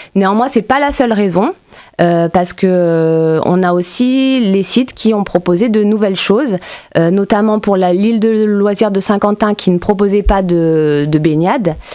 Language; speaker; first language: French; native; French